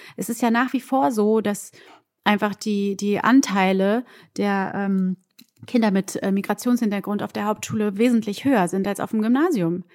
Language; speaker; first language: German; early bilingual, other home language; Portuguese